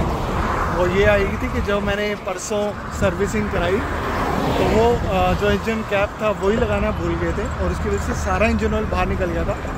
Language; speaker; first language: Hindi; native; Hindi